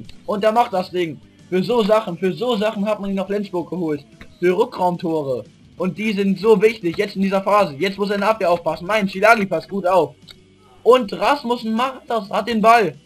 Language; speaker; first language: German; native; German